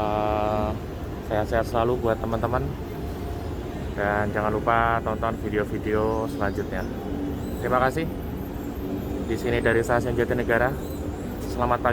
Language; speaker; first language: Indonesian; native; Indonesian